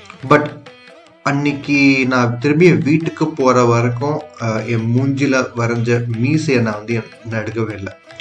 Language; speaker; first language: Tamil; early bilingual, other home language; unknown